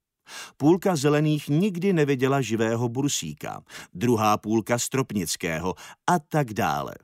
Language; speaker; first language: Czech; native; Czech